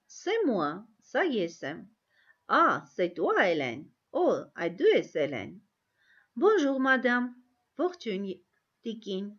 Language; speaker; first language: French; non-native, fluent; Armenian